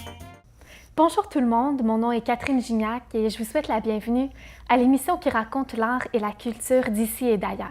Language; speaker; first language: French; native; French